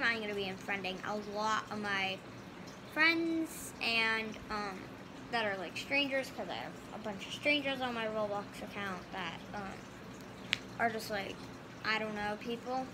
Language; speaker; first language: English; native; English